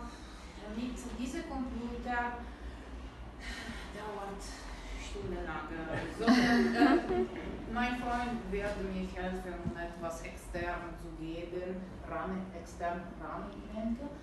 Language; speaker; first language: German; non-native, learner; Italian